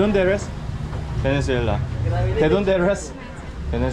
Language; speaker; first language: Spanish; non-native, learner; Korean